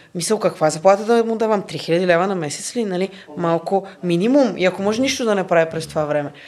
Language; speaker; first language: Bulgarian; native; Bulgarian